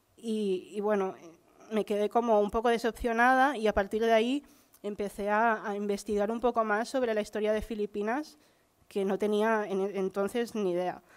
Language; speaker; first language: Spanish; early bilingual, other home language; Filipino